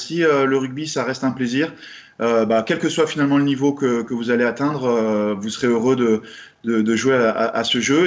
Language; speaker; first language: French; native; French